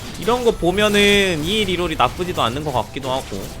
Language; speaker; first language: Korean; native; Korean